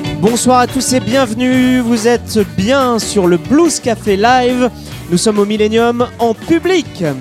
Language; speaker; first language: French; native; French